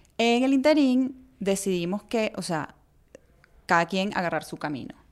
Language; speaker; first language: Spanish; native; Spanish